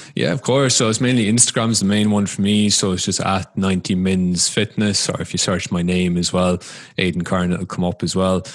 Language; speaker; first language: English; native; English